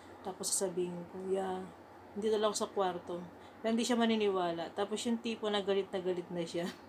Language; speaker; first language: Filipino; native; Filipino